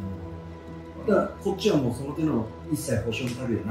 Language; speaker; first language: Japanese; native; Japanese